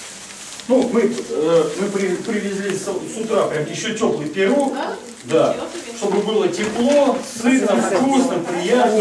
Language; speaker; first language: Russian; native; Russian